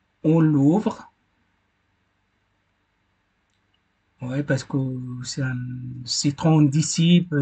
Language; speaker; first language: French; non-native, fluent; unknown